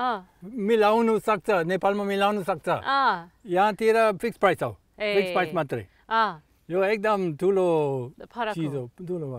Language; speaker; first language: Nepali; non-native, learner; English